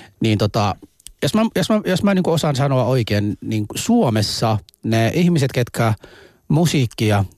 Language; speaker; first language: Finnish; non-native, fluent; Somali